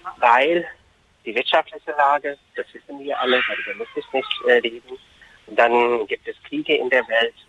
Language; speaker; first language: German; non-native, fluent; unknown